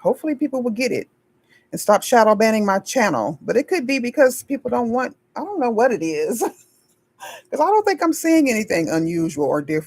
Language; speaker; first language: English; native; English